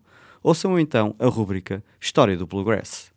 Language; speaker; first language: Portuguese; native; Portuguese